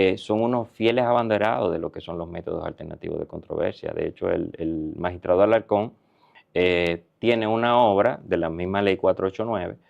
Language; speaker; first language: Spanish; native; Spanish